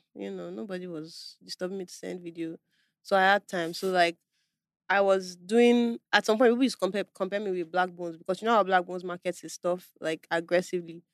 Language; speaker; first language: English; non-native, local second language; Yoruba